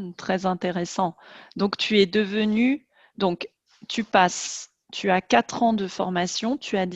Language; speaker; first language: French; native; French